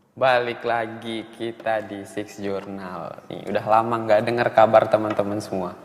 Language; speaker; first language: Indonesian; native; Indonesian